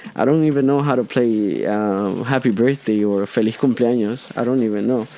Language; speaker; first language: English; non-native, fluent; Spanish